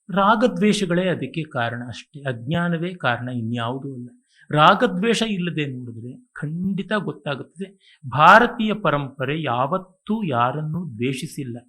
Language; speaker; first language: Kannada; native; Kannada